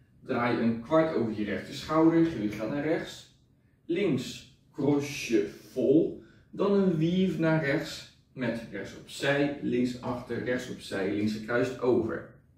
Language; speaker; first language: Dutch; native; Dutch